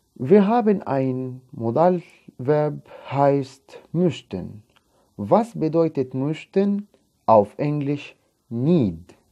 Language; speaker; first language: German; non-native, fluent; Arabic